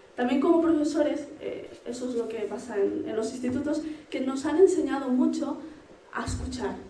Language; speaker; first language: Spanish; early bilingual, other home language; Arabic